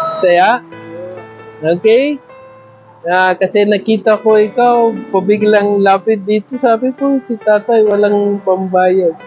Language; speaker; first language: Filipino; non-native, fluent; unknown